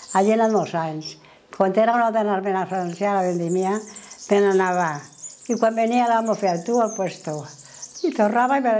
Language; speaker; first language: Catalan; native; Catalan